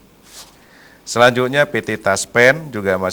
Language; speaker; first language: Malay; native; Malay